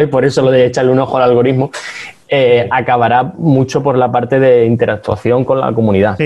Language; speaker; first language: Spanish; native; Spanish